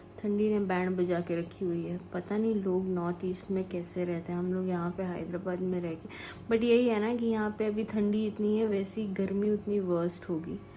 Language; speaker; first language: Hindi; non-native, local second language; Malayalam